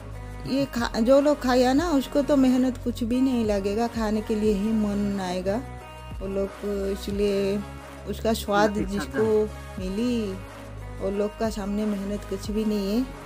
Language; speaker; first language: Hindi; non-native, local second language; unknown